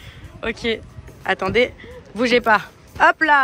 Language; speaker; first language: French; native; French